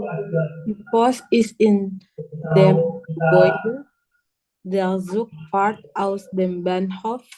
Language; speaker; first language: German; non-native, learner; Indonesian